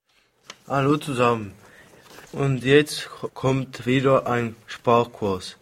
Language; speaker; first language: German; early bilingual, other home language; Portuguese